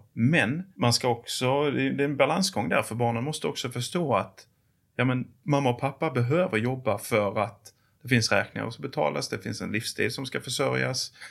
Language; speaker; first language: Swedish; native; Swedish